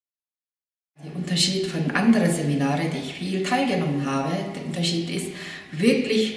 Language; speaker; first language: German; non-native, fluent; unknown